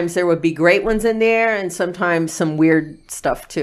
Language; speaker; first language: English; native; English